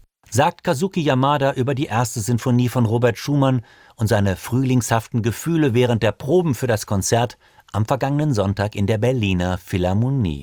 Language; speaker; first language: German; native; German